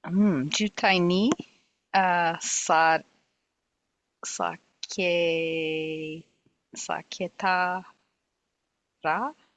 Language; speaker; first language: Japanese; non-native, learner; English